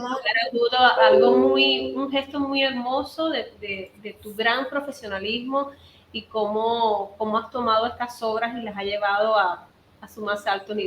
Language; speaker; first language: Spanish; native; Spanish